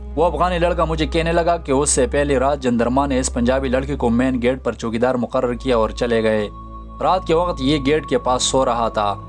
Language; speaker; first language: Urdu; non-native, local second language; Pashto